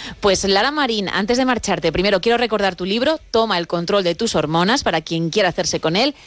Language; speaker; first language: Spanish; native; Spanish